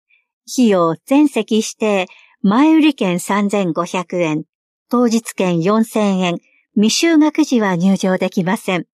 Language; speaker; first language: Japanese; native; Japanese